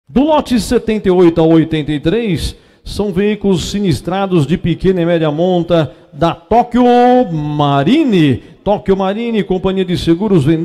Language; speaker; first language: Portuguese; native; Portuguese